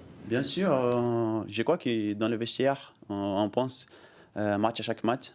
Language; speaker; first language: French; non-native, learner; Portuguese